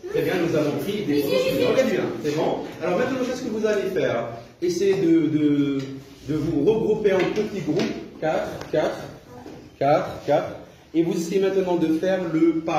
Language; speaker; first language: French; non-native, local second language; Arabic